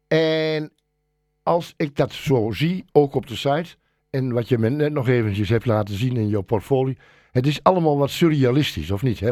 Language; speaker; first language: Dutch; native; Dutch